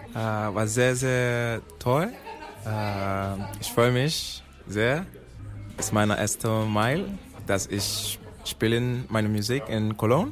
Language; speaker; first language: German; non-native, learner; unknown